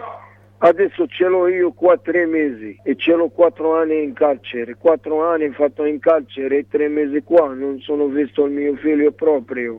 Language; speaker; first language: Italian; non-native, learner; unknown